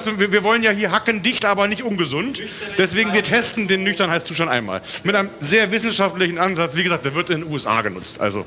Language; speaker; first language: German; native; German